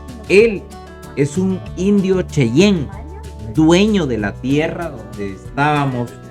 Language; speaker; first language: Spanish; native; Spanish